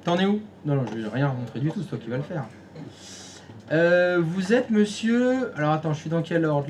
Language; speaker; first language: French; native; French